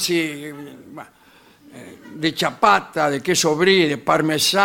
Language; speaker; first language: Spanish; native; Spanish